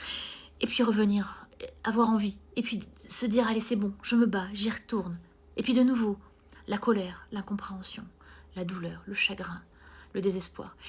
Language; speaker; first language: French; native; French